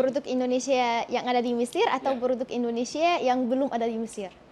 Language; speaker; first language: Indonesian; non-native, fluent; Arabic